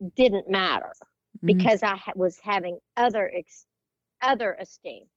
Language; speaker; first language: English; native; English